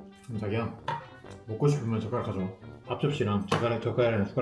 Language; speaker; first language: Korean; native; Korean